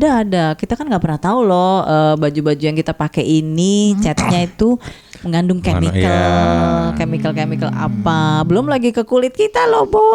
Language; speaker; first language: Indonesian; native; Indonesian